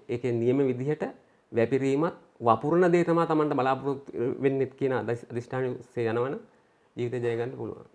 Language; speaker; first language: Sinhala; native; Sinhala